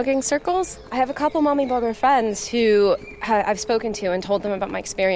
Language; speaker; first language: English; native; English